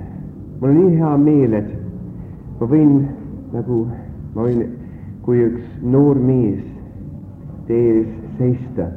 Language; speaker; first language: Estonian; early bilingual, heritage; Estonian